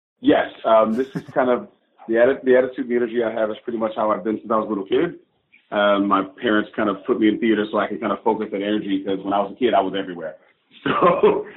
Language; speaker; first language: English; native; English